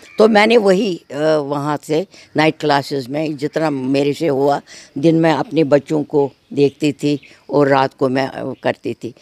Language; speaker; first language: Urdu; non-native, local second language; Kashmiri